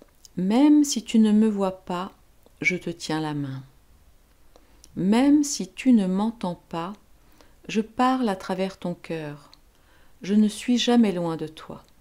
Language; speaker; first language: French; native; French